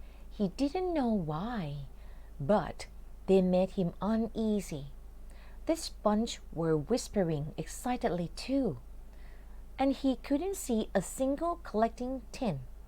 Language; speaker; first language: English; non-native, fluent; Thai